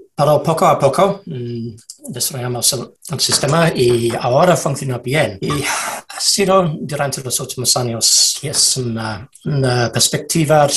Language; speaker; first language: Spanish; non-native, learner; English